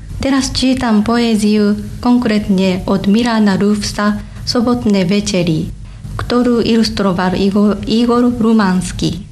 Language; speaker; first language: Slovak; non-native, fluent; Japanese